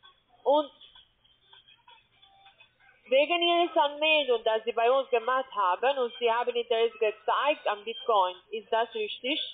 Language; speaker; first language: German; non-native, learner; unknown